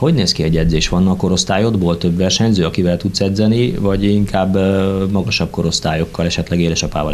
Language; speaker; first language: Hungarian; native; Hungarian